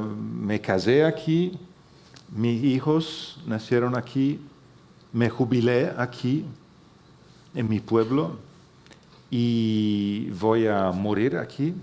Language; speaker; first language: Spanish; non-native, fluent; Italian